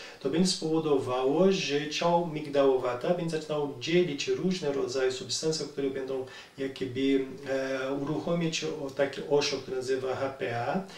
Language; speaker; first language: Polish; non-native, learner; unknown